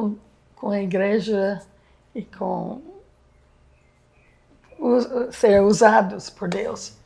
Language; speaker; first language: Portuguese; non-native, fluent; English